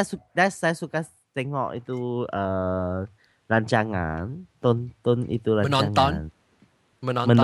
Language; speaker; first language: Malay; non-native, local second language; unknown